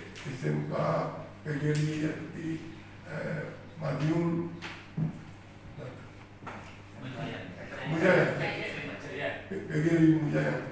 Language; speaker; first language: Indonesian; non-native, fluent; Japanese